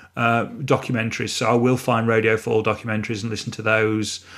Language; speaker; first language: English; native; English